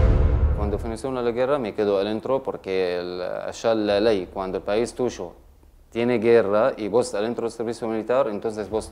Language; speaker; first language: Spanish; non-native, learner; Arabic